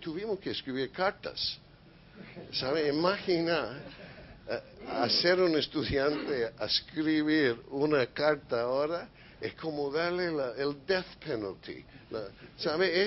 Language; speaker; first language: Spanish; non-native, fluent; English